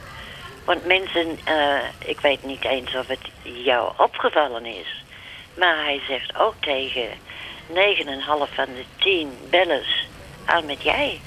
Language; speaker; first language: Dutch; early bilingual, other home language; English